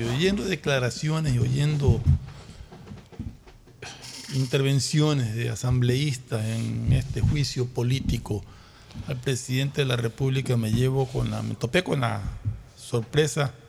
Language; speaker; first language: Spanish; native; Spanish